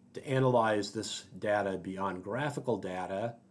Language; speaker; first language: English; native; English